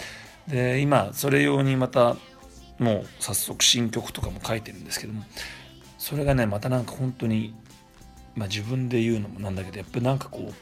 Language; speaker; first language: Japanese; native; Japanese